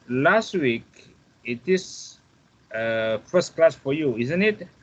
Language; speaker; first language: English; non-native, fluent; Malay